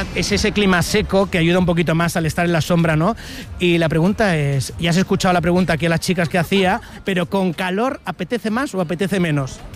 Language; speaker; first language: Spanish; native; Spanish